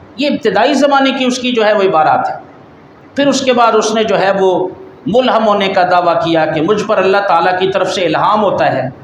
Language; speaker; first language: Urdu; native; Urdu